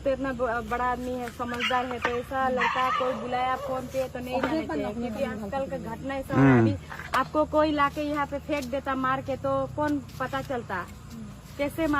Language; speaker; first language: Hindi; non-native, local second language; Assamese